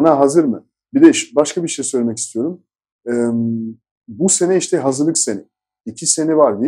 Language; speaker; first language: Turkish; non-native, fluent; French